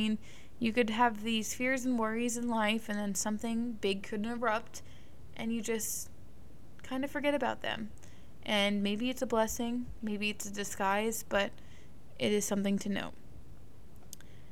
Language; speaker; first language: English; native; English